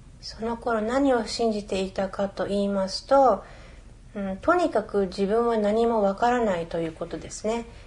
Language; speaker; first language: Japanese; early bilingual, other home language; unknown